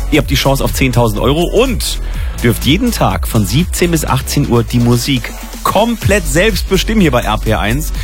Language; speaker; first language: German; native; German